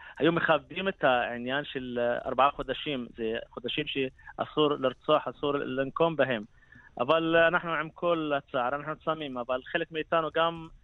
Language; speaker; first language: Hebrew; non-native, local second language; Arabic